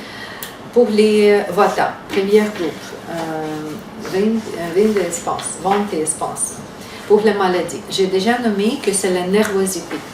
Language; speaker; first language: French; non-native, fluent; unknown